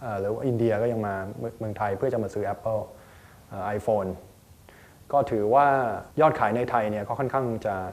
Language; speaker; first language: Thai; native; Thai